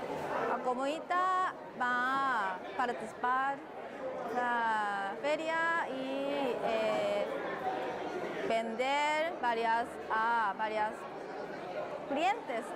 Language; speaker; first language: Spanish; non-native, learner; Japanese